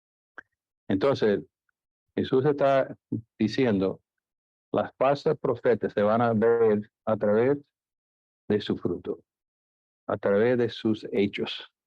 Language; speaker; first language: Spanish; non-native, fluent; English